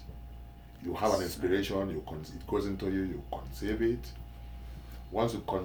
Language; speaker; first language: English; non-native, local second language; Igbo